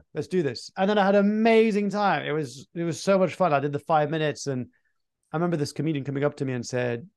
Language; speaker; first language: English; early bilingual, other home language; French